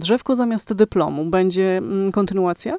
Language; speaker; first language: Polish; native; Polish